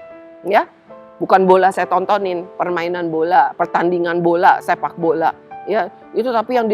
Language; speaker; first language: Indonesian; native; Indonesian